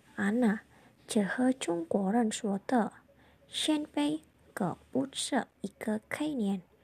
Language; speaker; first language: Chinese; non-native, learner; Indonesian